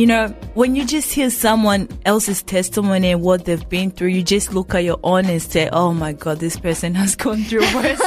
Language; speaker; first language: English; non-native, local second language; Rundi